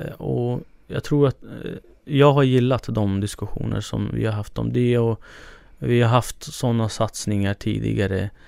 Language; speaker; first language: Swedish; early bilingual, other home language; Kurdish